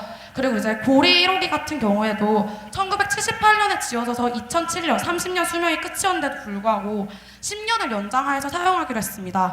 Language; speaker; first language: Korean; native; Korean